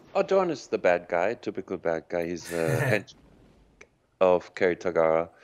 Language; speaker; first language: English; non-native, fluent; German